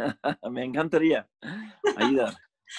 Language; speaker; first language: Spanish; non-native, learner; English